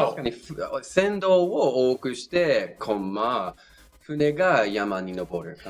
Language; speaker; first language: Japanese; non-native, learner; English